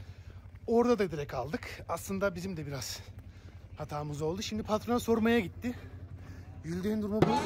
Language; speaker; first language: Turkish; native; Turkish